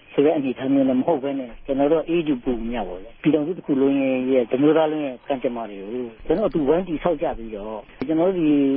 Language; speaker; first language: Burmese; non-native, local second language; S'gaw Karen